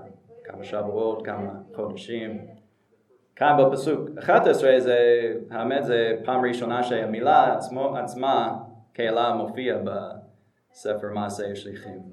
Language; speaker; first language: Hebrew; non-native, fluent; English